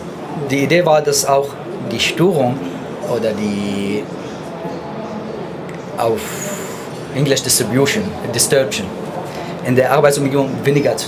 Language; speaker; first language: German; non-native, fluent; Arabic